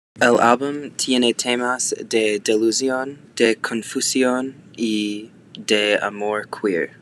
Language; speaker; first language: Spanish; non-native, learner; English